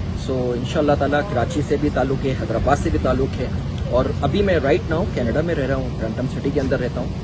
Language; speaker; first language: Urdu; native; Urdu